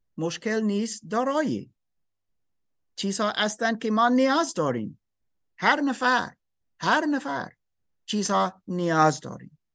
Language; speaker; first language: Persian; non-native, learner; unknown